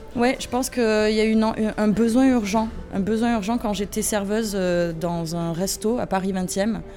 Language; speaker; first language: French; native; French